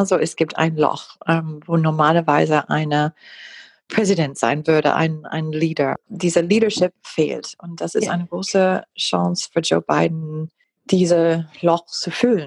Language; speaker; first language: German; non-native, fluent; English